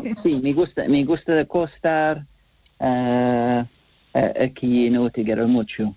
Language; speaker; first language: Spanish; non-native, learner; English